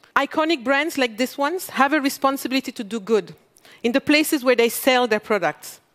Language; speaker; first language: English; non-native, fluent; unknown